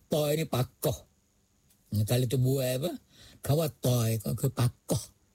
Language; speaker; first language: Thai; non-native, local second language; Malay